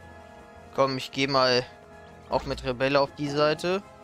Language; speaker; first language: German; native; German